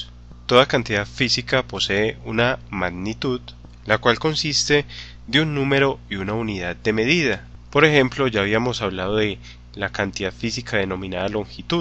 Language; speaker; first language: Spanish; native; Spanish